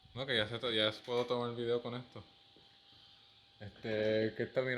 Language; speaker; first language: Spanish; early bilingual, heritage; English